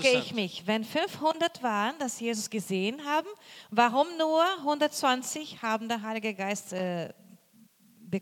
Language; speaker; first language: German; non-native, fluent; Portuguese